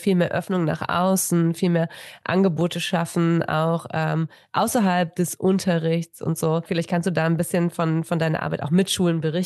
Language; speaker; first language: German; native; German